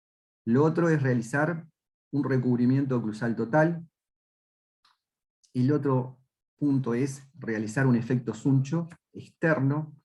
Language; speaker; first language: Spanish; native; Spanish